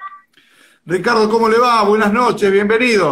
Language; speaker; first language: Spanish; native; Spanish